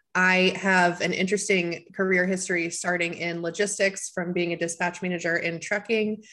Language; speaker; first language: English; native; English